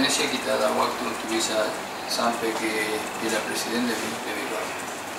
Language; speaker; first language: Indonesian; non-native, fluent; Spanish